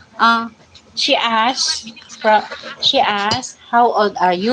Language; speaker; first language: English; non-native, learner; Filipino